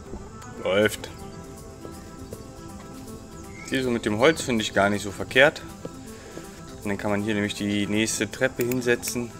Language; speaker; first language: German; native; German